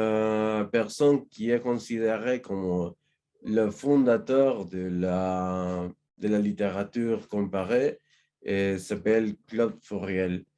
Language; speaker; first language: French; non-native, learner; Spanish